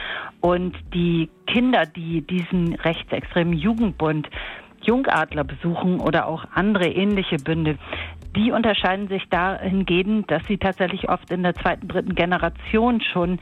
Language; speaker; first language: German; native; German